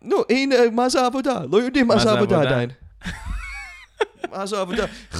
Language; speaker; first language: Hebrew; non-native, fluent; English